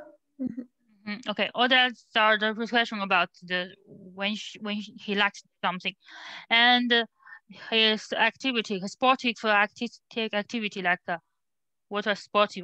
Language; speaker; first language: English; non-native, learner; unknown